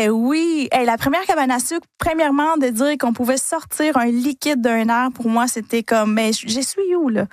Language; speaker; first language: French; non-native, fluent; Spanish